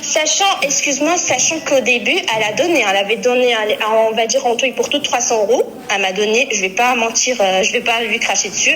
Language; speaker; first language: French; native; French